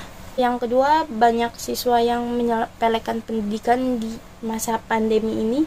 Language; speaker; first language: Indonesian; native; Indonesian